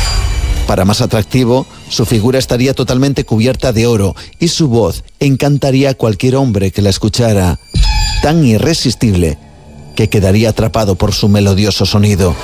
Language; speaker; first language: Spanish; native; Spanish